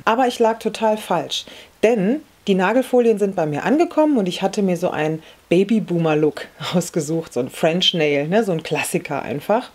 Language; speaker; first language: German; native; German